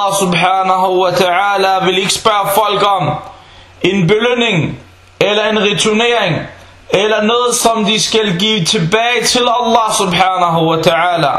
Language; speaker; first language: Danish; non-native, fluent; Arabic